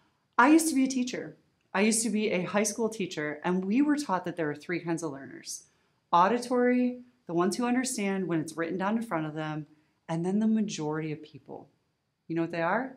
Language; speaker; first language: English; native; English